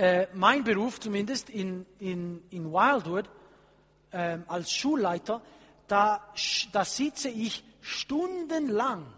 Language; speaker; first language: German; non-native, fluent; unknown